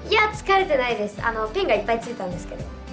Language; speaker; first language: Japanese; native; Japanese